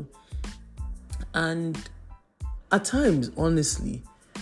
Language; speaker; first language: English; non-native, local second language; Yoruba